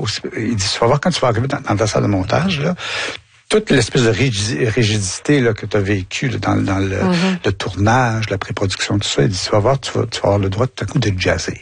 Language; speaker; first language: French; native; French